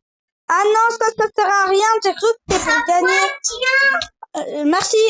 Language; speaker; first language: French; native; French